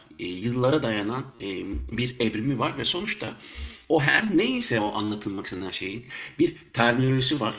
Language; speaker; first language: Turkish; early bilingual, heritage; Turkish